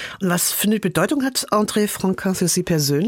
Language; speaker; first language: German; native; German